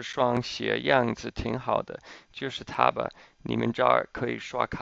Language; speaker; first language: Chinese; non-native, fluent; English